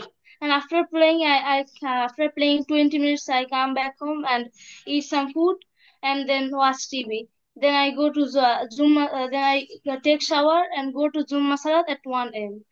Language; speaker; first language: English; non-native, learner; Bangla